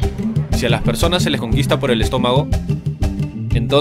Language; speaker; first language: Spanish; native; Spanish